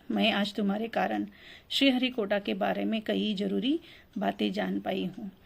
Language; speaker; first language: Hindi; non-native, local second language; Telugu